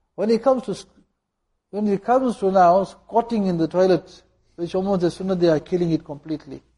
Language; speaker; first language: English; native; English